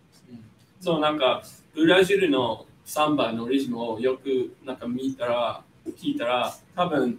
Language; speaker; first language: Japanese; non-native, fluent; English